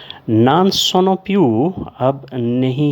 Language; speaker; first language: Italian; non-native, learner; Urdu